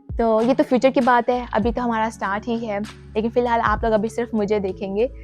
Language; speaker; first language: Urdu; native; Urdu